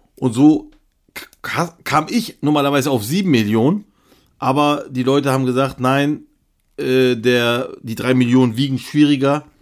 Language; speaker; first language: German; early bilingual, other home language; Turkish